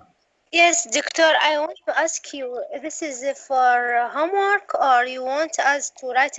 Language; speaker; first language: English; non-native, learner; Arabic